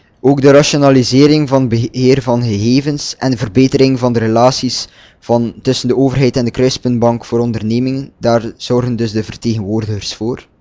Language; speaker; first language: Dutch; native; Dutch